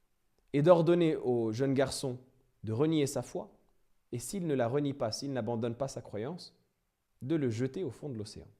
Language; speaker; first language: French; native; French